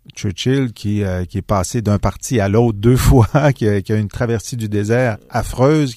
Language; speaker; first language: French; native; French